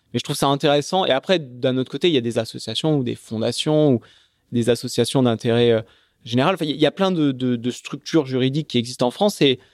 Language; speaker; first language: French; native; French